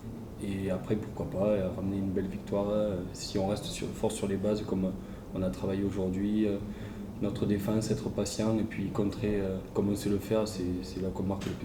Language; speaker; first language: French; native; French